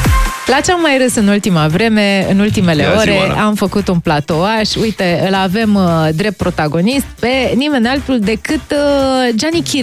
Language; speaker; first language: Romanian; native; Romanian